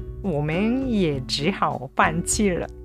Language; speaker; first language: Chinese; non-native, fluent; Japanese